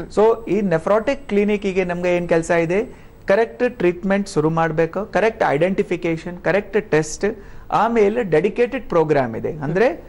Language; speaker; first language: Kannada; non-native, learner; Hindi